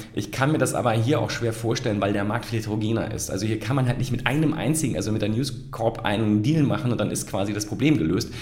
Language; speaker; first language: German; native; German